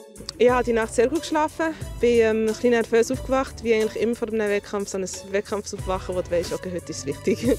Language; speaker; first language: German; native; German